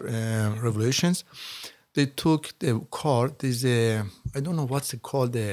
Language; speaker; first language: English; non-native, learner; Persian